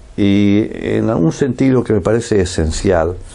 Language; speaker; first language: Spanish; native; Spanish